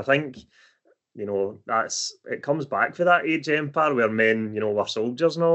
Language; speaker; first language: English; native; English